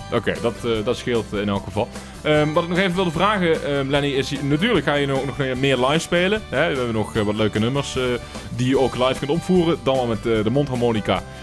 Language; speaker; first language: Dutch; native; Dutch